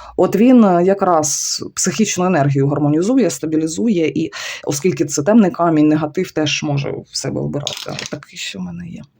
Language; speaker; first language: Ukrainian; non-native, local second language; Russian